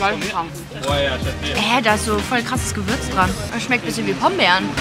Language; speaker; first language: German; native; German